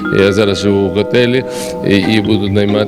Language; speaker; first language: Ukrainian; non-native, learner; Georgian